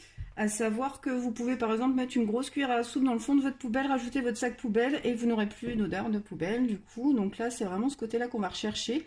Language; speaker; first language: French; native; French